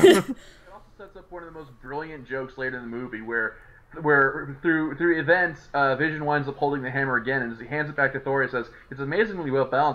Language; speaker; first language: English; native; English